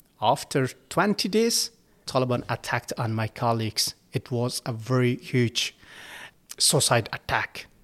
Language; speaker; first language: English; non-native, learner; Persian